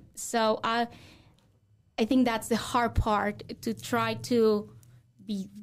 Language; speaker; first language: English; non-native, fluent; Spanish